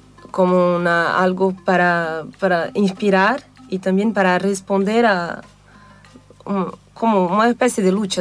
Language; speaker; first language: Spanish; non-native, fluent; Portuguese